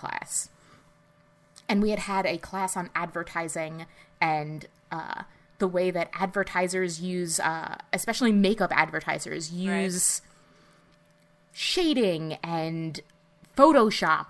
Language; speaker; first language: English; native; English